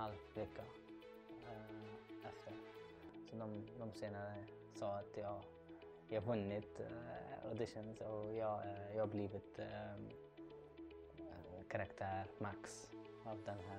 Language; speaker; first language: Swedish; non-native, learner; Arabic